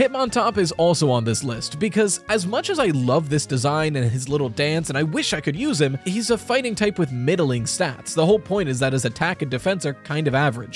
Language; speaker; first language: English; native; English